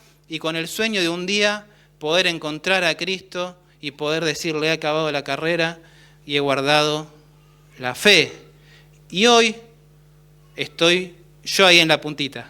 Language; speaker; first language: Spanish; native; Spanish